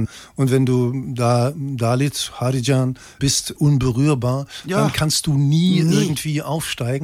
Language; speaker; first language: German; native; German